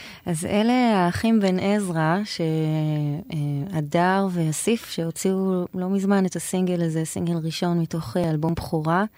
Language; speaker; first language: Hebrew; native; Hebrew